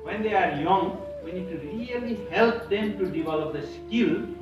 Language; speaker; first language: English; non-native, local second language; Nepali